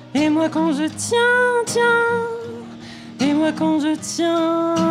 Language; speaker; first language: French; native; French